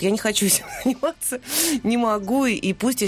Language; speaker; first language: Russian; native; Russian